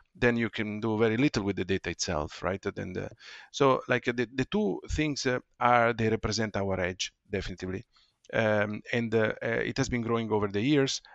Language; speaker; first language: English; non-native, fluent; Italian